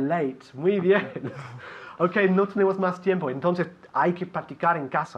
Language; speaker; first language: Spanish; non-native, fluent; English